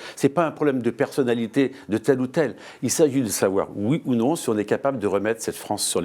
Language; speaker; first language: French; native; French